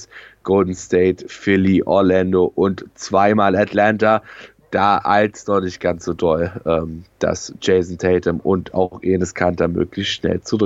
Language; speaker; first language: German; native; German